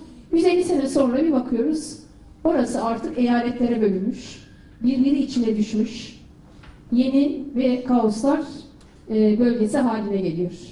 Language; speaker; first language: Turkish; native; Turkish